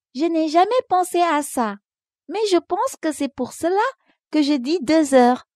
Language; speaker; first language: French; non-native, local second language; Wolof